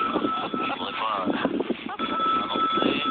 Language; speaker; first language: French; native; French